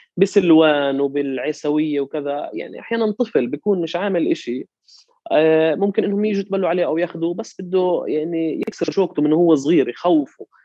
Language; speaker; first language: Arabic; native; Arabic